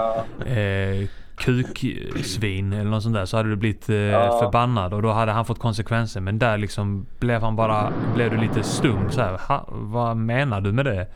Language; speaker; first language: Swedish; non-native, fluent; Icelandic